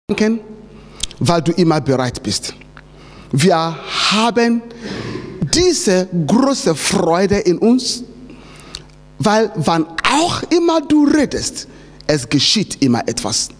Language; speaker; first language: German; non-native, fluent; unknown